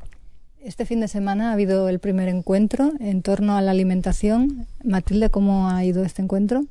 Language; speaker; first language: Spanish; native; Spanish